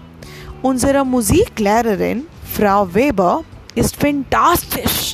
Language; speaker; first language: German; non-native, fluent; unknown